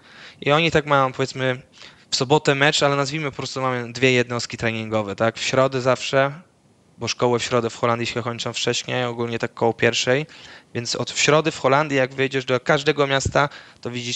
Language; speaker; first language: Polish; early bilingual, other home language; Dutch